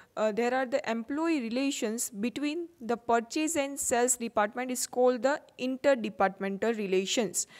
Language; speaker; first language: English; non-native, local second language; Gujarati